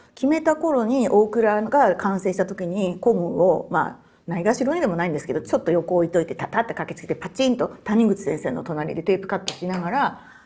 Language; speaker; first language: Japanese; native; Japanese